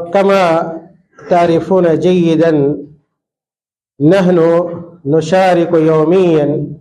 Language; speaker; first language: Arabic; non-native, fluent; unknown